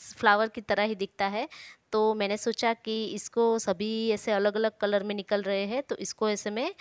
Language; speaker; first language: Hindi; non-native, local second language; Gujarati